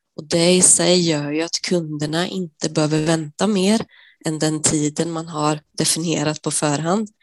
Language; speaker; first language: Swedish; native; Swedish